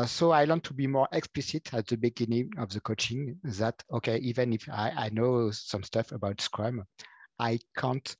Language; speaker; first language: English; non-native, fluent; French